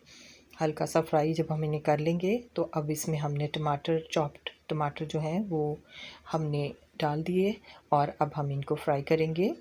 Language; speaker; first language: Hindi; non-native, local second language; Punjabi